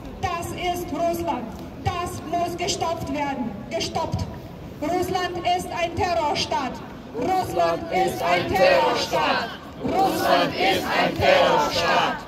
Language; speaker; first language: German; non-native, fluent; Ukrainian